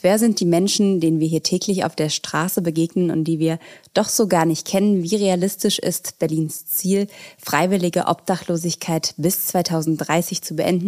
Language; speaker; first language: German; native; German